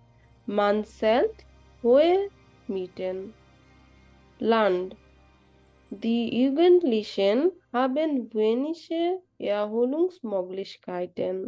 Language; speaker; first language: German; non-native, learner; Bangla